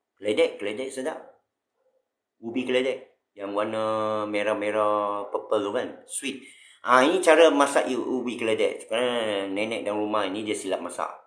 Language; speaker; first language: Malay; non-native, local second language; Chinese